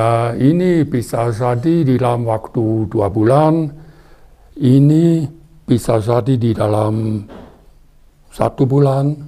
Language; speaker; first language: Indonesian; non-native, fluent; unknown